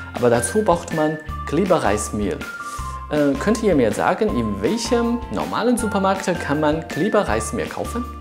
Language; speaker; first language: German; non-native, fluent; Chinese